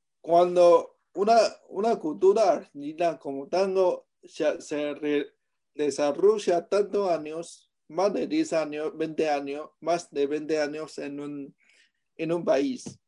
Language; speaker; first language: Spanish; non-native, fluent; Chinese